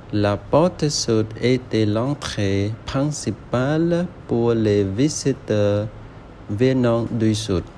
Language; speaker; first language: French; non-native, learner; Khmer